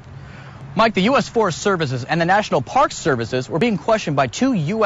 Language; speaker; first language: English; native; English